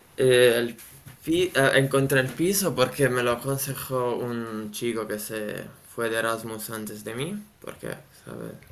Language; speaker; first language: Spanish; non-native, fluent; Italian